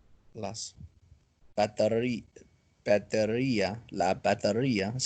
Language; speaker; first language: Spanish; non-native, learner; English